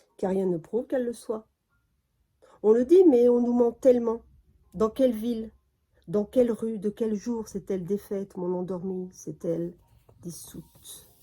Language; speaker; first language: French; native; French